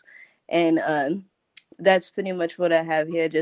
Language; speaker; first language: English; native; English